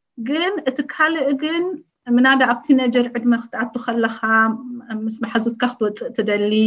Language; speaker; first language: Tigrinya; early bilingual, heritage; Tigrinya